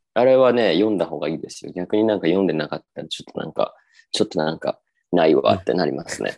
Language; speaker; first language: Japanese; native; Japanese